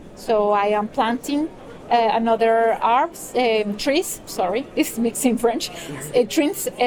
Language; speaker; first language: English; non-native, fluent; Spanish